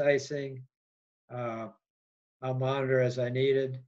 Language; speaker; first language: English; native; English